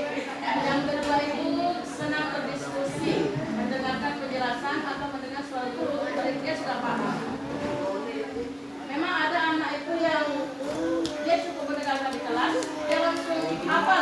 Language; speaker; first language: Indonesian; native; Indonesian